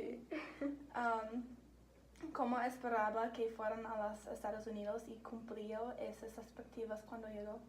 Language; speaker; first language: Spanish; non-native, learner; English